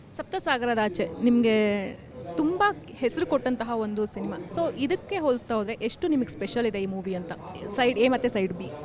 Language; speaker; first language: Kannada; native; Kannada